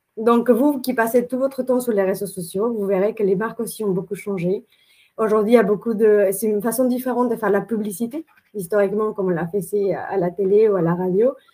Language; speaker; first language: French; non-native, fluent; Spanish